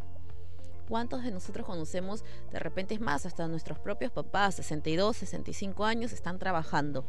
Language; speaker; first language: Spanish; native; Spanish